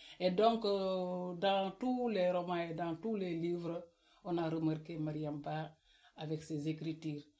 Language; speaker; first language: French; non-native, local second language; Wolof